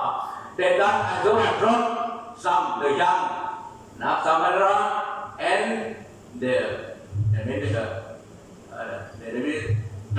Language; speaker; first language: English; non-native, learner; Thai